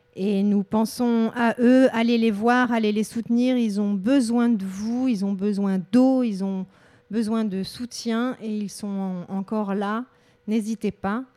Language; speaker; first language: French; native; French